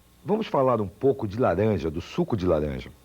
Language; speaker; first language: Portuguese; native; Portuguese